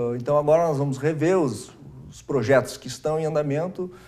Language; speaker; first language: Portuguese; native; Portuguese